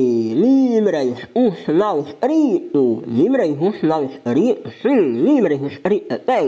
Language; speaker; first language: Portuguese; non-native, local second language; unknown